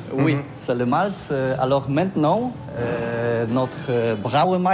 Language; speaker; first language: French; non-native, learner; Polish